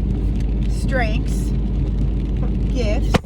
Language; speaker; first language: English; native; English